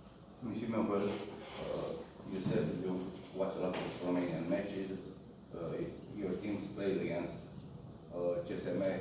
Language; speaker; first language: English; non-native, fluent; Romanian